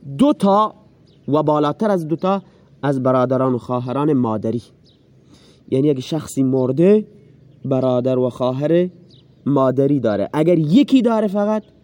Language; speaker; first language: Persian; non-native, local second language; Baluchi